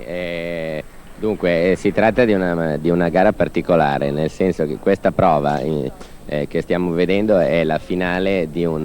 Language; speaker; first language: Italian; native; Italian